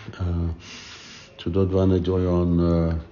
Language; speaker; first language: Hungarian; early bilingual, heritage; English